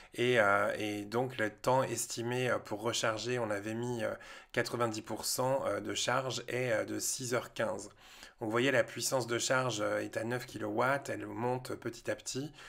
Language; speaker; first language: French; native; French